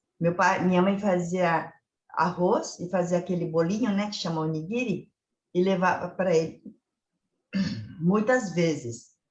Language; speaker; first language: Portuguese; early bilingual, other home language; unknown